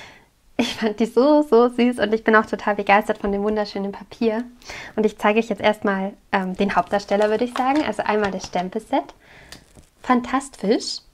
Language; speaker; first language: German; native; German